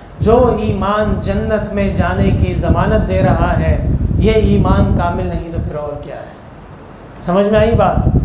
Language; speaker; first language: Urdu; non-native, local second language; Pashto